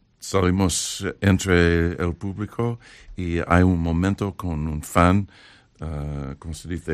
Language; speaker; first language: Spanish; non-native, learner; English